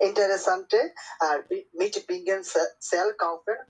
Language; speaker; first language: German; non-native, learner; Bangla